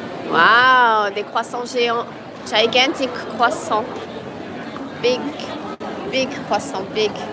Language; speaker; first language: French; native; French